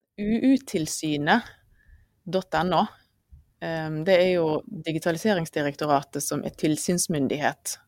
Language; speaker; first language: Norwegian; native; Norwegian